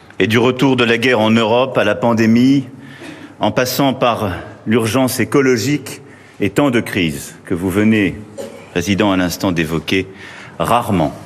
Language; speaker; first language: French; native; French